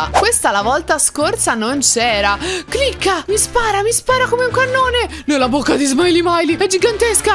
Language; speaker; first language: Italian; native; Italian